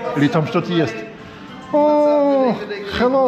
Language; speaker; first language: Russian; non-native, learner; English